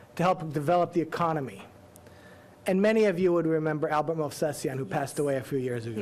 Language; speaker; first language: English; native; English